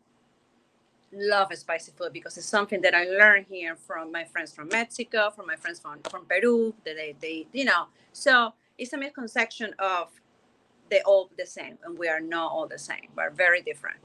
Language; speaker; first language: English; non-native, fluent; Spanish